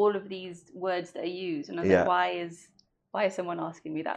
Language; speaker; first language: English; non-native, local second language; Welsh